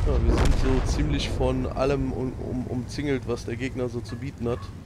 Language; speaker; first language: German; native; German